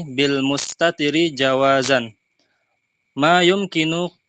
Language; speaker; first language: Arabic; non-native, learner; Indonesian